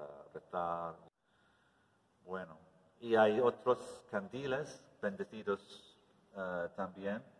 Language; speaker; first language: Spanish; non-native, learner; English